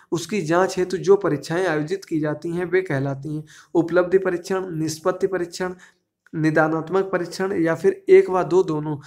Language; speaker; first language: Hindi; native; Hindi